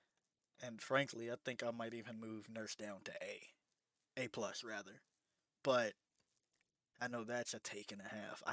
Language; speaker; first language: English; native; English